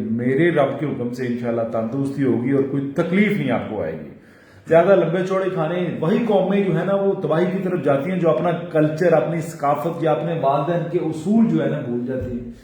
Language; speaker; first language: Urdu; non-native, local second language; Punjabi